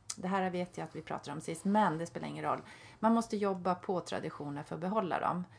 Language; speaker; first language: Swedish; native; Swedish